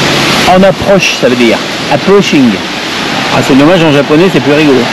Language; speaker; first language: French; native; French